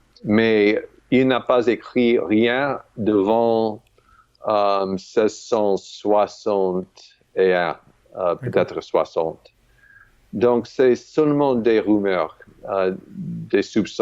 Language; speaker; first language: French; non-native, fluent; English